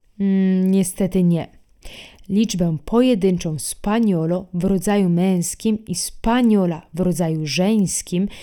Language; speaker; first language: Polish; non-native, fluent; Italian